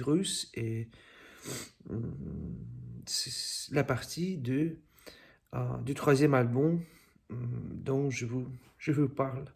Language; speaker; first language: French; non-native, fluent; Russian